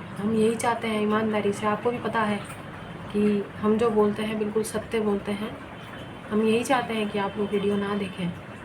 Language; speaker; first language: Hindi; non-native, local second language; Bangla